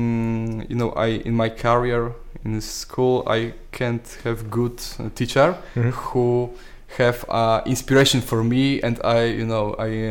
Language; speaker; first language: English; non-native, learner; Polish